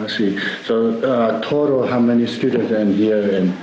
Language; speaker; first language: English; non-native, learner; Tibetan